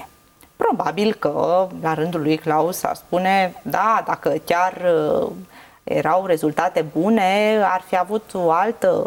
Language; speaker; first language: Romanian; native; Romanian